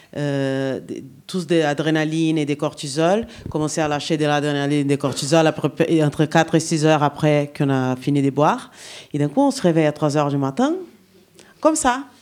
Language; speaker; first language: French; non-native, fluent; Portuguese